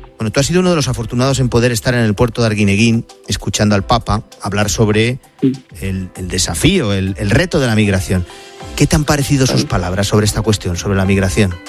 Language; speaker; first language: Spanish; native; Spanish